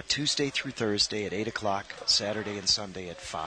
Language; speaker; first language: English; native; English